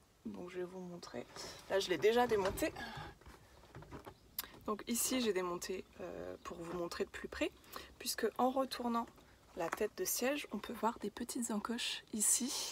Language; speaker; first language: French; native; French